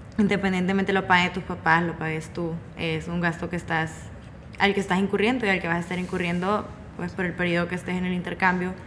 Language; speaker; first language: Spanish; native; Spanish